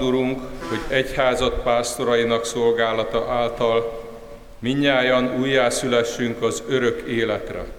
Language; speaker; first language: Hungarian; native; Hungarian